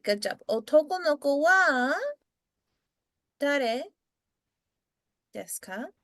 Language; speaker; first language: Japanese; non-native, fluent; English